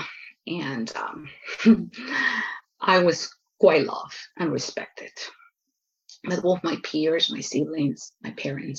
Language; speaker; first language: English; non-native, fluent; Spanish